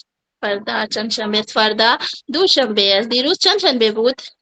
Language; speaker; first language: Persian; non-native, learner; Urdu